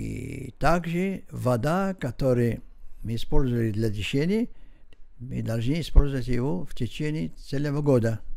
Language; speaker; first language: Russian; non-native, learner; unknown